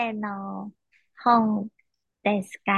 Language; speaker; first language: Japanese; non-native, learner; Chinese